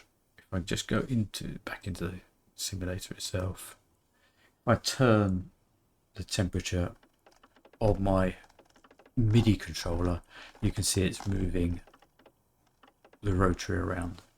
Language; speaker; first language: English; native; English